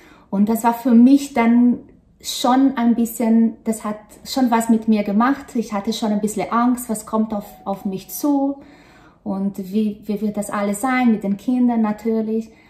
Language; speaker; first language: German; non-native, fluent; Portuguese